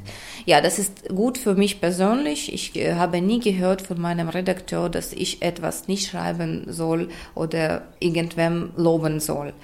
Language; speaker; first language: German; non-native, fluent; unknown